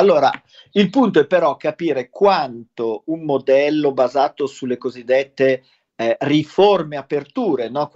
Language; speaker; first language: Italian; native; Italian